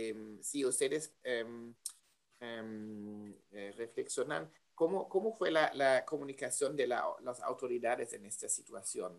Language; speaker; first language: Spanish; non-native, learner; German